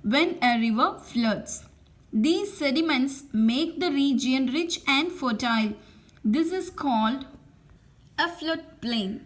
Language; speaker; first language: English; non-native, local second language; Tamil